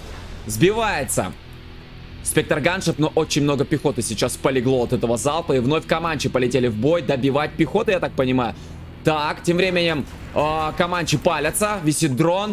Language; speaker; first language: Russian; native; Russian